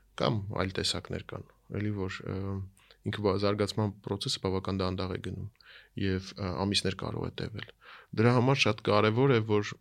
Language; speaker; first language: Armenian; native; Armenian